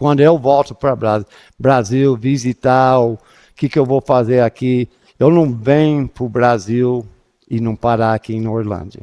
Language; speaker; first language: Portuguese; non-native, fluent; English